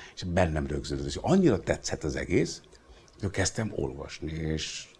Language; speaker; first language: Hungarian; non-native, fluent; Hindi